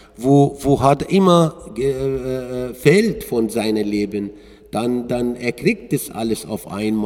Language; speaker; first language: German; non-native, learner; Arabic